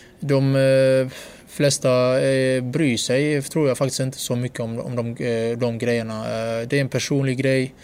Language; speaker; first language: Swedish; early bilingual, other home language; Bosnian